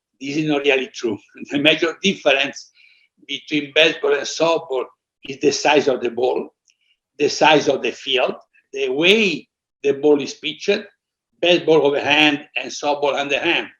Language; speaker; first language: English; non-native, fluent; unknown